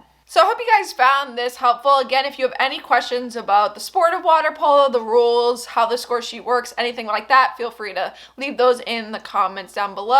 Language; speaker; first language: English; native; English